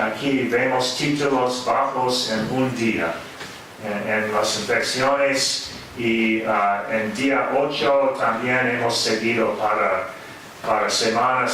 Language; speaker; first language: Spanish; non-native, fluent; English